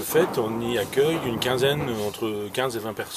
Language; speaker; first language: French; native; French